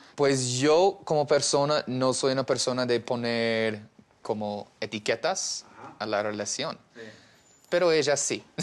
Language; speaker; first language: Spanish; non-native, fluent; English